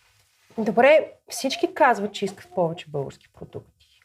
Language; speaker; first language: Bulgarian; native; Bulgarian